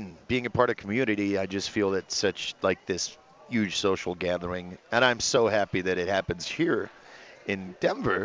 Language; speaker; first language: English; non-native, fluent; Italian